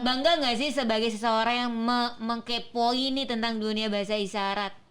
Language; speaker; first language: Indonesian; native; Indonesian